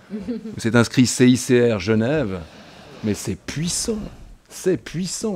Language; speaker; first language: French; native; French